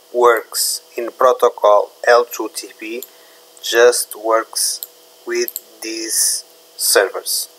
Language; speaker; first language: English; non-native, learner; Portuguese